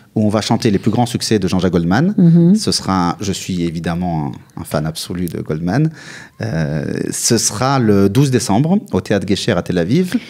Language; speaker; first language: French; native; French